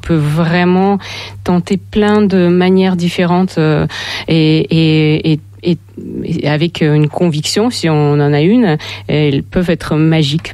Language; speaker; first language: French; non-native, fluent; Russian